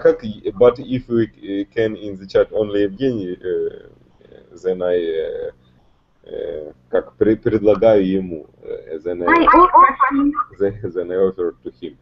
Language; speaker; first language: English; non-native, learner; Russian